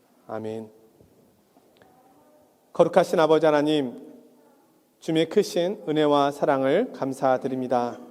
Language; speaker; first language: Korean; native; Korean